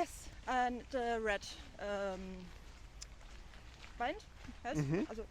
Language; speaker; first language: English; non-native, learner; German